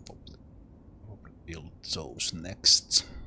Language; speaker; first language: English; non-native, fluent; Finnish